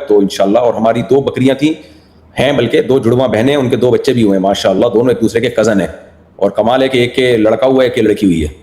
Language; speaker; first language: Urdu; native; Urdu